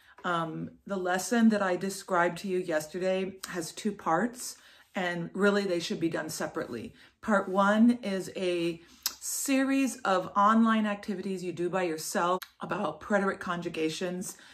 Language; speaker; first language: English; native; English